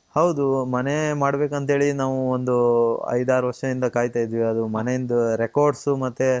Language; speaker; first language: Kannada; native; Kannada